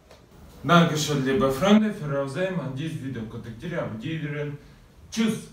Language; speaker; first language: German; non-native, learner; Russian